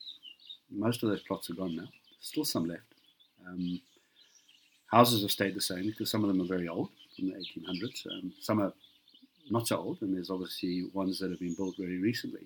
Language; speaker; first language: English; native; English